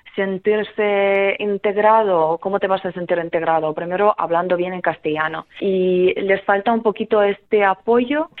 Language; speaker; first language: Spanish; non-native, fluent; Ukrainian